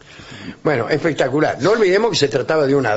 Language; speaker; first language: Spanish; native; Spanish